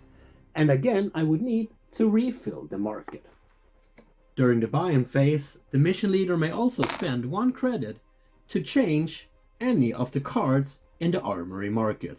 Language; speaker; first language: English; non-native, fluent; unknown